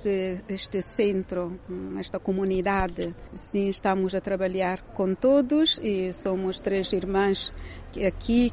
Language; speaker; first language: Portuguese; non-native, local second language; Kabuverdianu